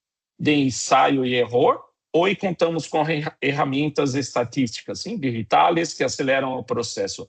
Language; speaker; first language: Portuguese; non-native, fluent; Spanish